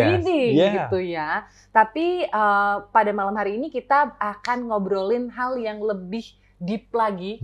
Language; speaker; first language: Indonesian; native; Indonesian